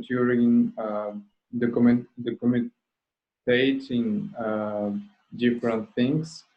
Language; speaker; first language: English; non-native, learner; Russian